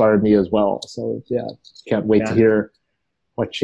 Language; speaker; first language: English; native; English